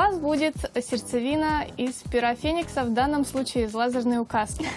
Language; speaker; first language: Russian; native; Russian